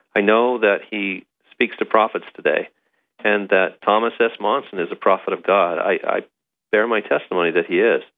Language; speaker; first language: English; native; English